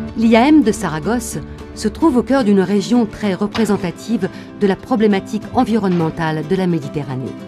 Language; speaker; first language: French; native; French